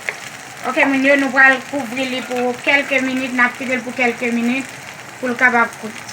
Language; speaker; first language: French; non-native, learner; Haitian Creole